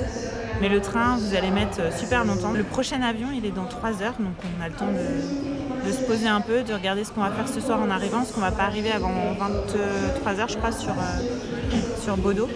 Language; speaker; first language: French; native; French